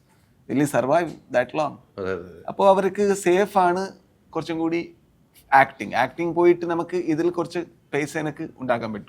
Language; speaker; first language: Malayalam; non-native, learner; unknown